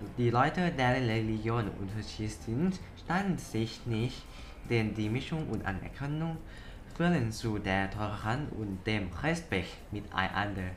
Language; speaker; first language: German; non-native, learner; Thai